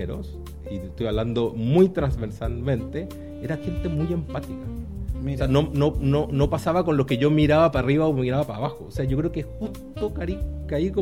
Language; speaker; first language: Spanish; native; Spanish